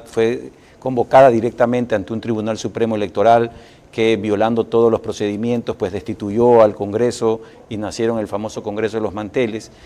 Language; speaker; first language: Spanish; native; Spanish